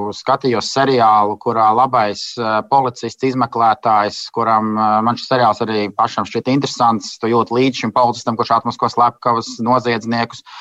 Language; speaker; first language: Latvian; native; Latvian